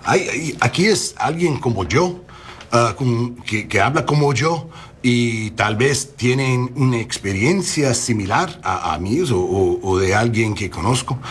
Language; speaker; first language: Spanish; non-native, learner; English